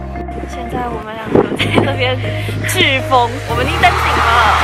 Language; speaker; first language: Chinese; native; Chinese